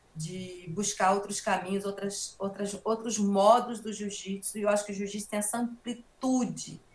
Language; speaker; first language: Portuguese; native; Portuguese